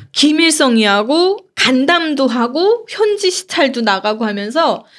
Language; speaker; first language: Korean; native; Korean